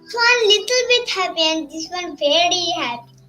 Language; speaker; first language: English; non-native, learner; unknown